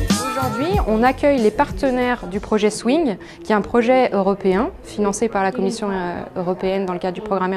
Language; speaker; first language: French; native; French